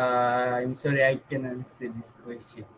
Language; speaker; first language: English; non-native, local second language; Malay